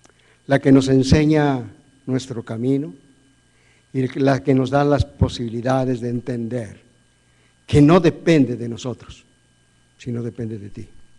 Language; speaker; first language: Spanish; native; Spanish